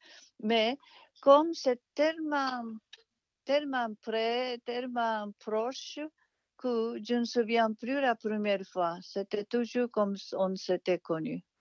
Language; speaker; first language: French; non-native, fluent; Japanese